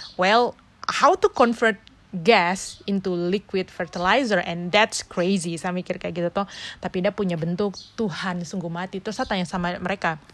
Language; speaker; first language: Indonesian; native; Indonesian